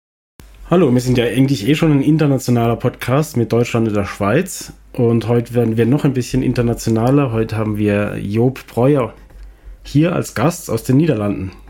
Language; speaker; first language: German; native; German